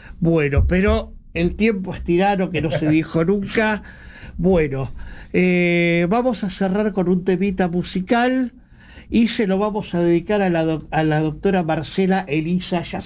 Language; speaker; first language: Spanish; native; Spanish